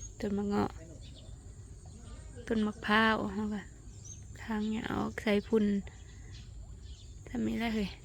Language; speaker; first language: Thai; non-native, local second language; Northeastern Thai